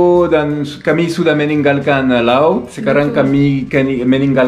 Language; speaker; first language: Indonesian; non-native, learner; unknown